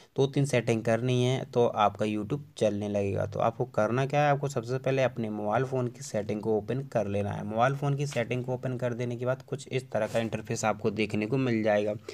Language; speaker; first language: Hindi; native; Hindi